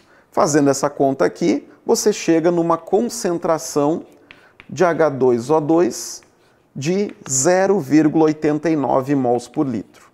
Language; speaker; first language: Portuguese; native; Portuguese